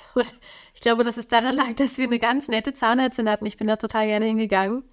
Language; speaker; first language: German; native; German